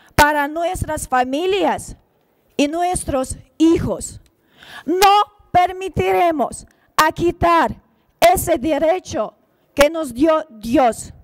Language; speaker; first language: Spanish; non-native, fluent; Ukrainian